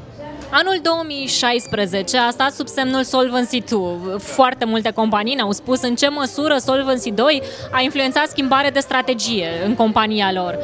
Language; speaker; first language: Romanian; native; Romanian